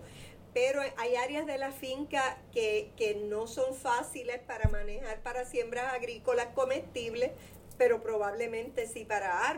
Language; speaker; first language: Spanish; native; Spanish